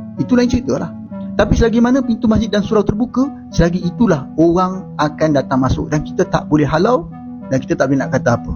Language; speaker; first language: Malay; native; Malay